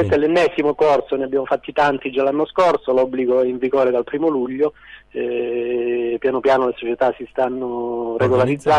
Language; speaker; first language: Italian; native; Italian